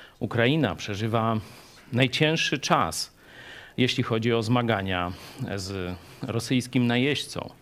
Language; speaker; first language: Polish; native; Polish